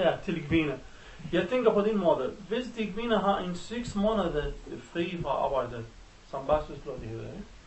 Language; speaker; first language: Danish; non-native, learner; Arabic